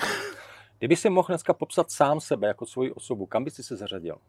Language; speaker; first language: Czech; native; Czech